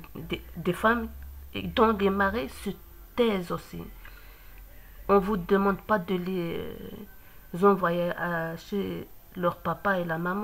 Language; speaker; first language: French; non-native, local second language; Kabyle